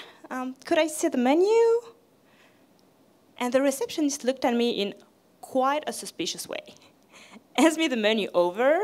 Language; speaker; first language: English; non-native, fluent; French